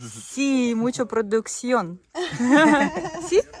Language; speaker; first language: Spanish; non-native, learner; Russian